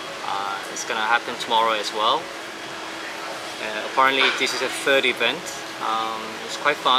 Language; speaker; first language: English; non-native, fluent; Korean